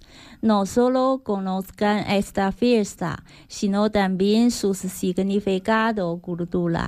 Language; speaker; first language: Spanish; non-native, learner; Chinese